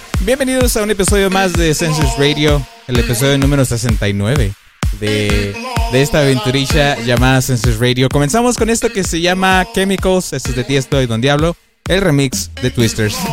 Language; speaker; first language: Spanish; native; Spanish